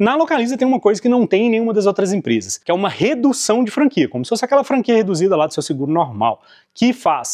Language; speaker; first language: Portuguese; native; Portuguese